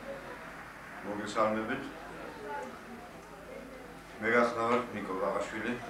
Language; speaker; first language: Georgian; native; Georgian